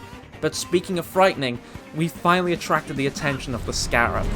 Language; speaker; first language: English; native; English